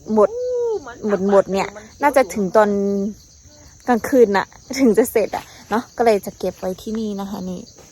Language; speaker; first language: Thai; non-native, local second language; Shan